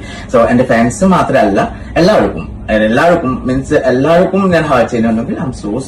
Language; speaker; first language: Malayalam; non-native, local second language; Assamese